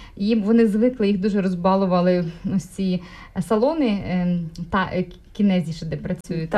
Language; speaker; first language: Ukrainian; non-native, local second language; Russian